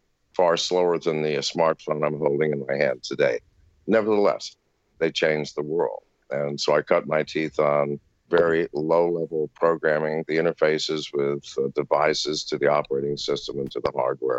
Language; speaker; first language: English; native; English